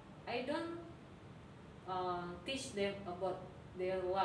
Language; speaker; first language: English; non-native, learner; Indonesian